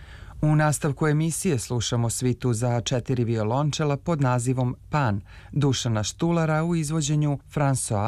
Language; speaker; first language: Serbian; native; Serbian